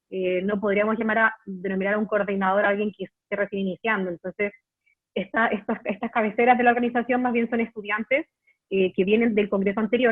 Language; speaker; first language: Spanish; native; Spanish